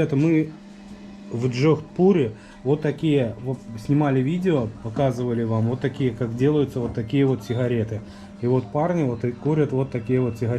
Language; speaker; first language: Russian; native; Russian